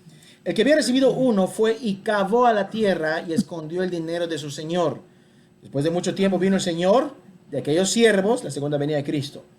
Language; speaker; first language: Spanish; native; Spanish